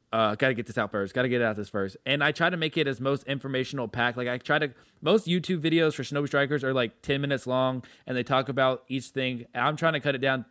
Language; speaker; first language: English; native; English